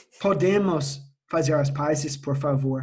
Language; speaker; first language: Portuguese; non-native, fluent; English